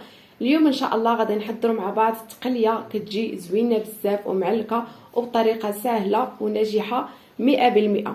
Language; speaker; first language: Arabic; native; Arabic